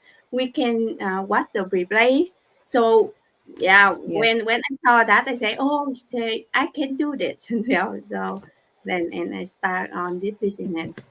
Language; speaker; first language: English; non-native, learner; Vietnamese